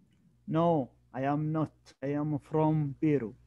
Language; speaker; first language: English; non-native, learner; Arabic